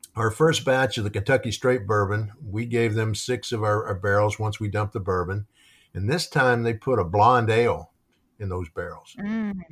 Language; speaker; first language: English; native; English